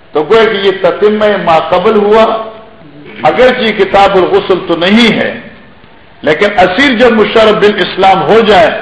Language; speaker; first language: Urdu; non-native, local second language; Northern Hindko